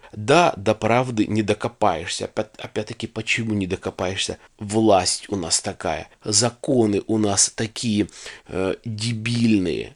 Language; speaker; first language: Russian; native; Russian